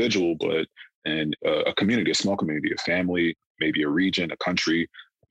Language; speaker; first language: English; native; English